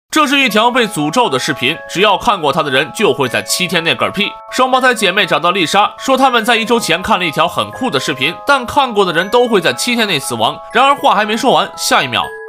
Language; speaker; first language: Chinese; native; Chinese